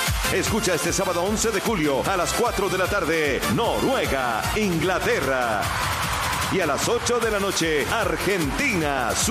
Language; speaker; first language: Spanish; native; Spanish